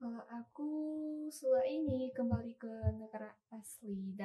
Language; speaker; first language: Indonesian; non-native, learner; Chinese